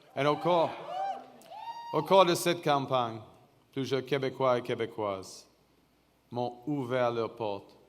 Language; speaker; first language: French; non-native, fluent; English